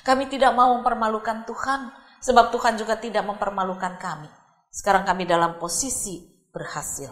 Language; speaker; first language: Indonesian; native; Indonesian